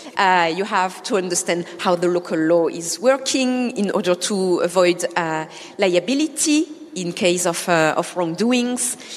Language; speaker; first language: English; non-native, fluent; French